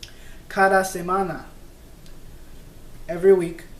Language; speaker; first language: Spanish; non-native, learner; English